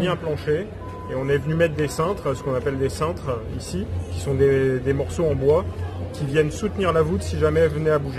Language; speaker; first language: French; native; French